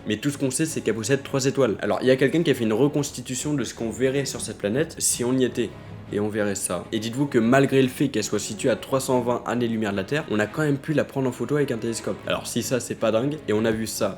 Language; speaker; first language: French; native; French